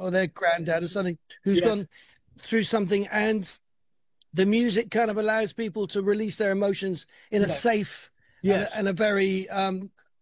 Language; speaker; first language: English; native; English